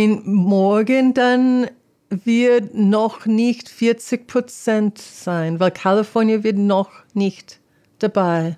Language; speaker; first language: German; non-native, fluent; English